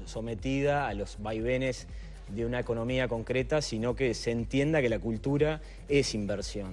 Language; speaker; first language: Spanish; native; Spanish